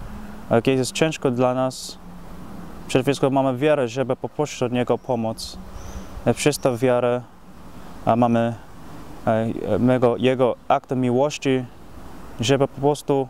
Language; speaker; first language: Polish; non-native, fluent; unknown